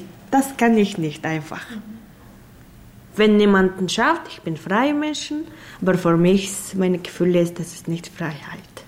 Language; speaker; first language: German; non-native, learner; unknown